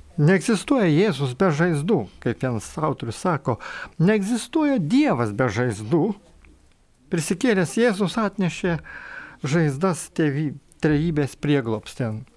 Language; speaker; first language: Lithuanian; native; Lithuanian